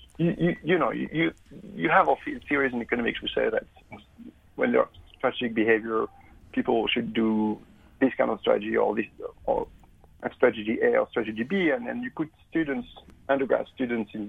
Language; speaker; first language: English; non-native, fluent; French